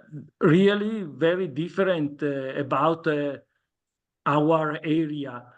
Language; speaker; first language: English; non-native, learner; Italian